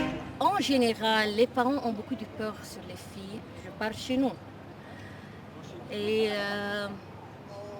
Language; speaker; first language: French; non-native, local second language; Arabic